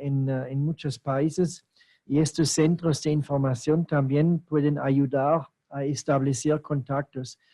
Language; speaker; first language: Spanish; non-native, fluent; German